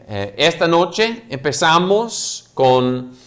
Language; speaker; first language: Spanish; non-native, fluent; English